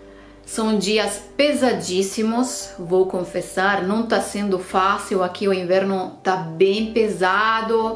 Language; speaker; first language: Portuguese; non-native, fluent; Romanian